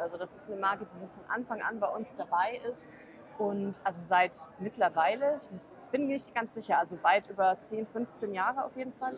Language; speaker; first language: German; native; German